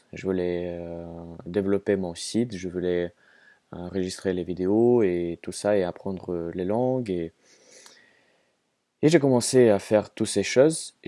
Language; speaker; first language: French; non-native, fluent; Russian